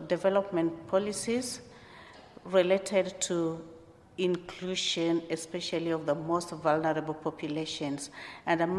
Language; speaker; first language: English; non-native, local second language; Luo (Kenya and Tanzania)